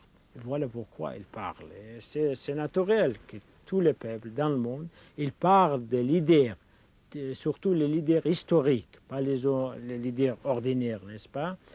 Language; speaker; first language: French; non-native, fluent; Kurdish